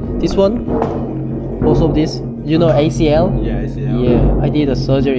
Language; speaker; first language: English; non-native, learner; Korean